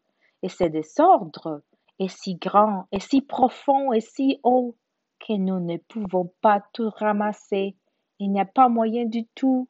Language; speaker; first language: French; non-native, learner; Spanish